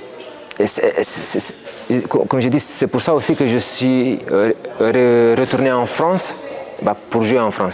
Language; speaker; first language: French; non-native, fluent; Romanian